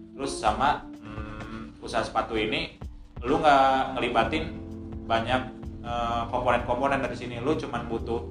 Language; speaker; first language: Indonesian; native; Indonesian